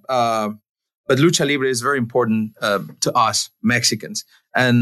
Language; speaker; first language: English; non-native, fluent; Spanish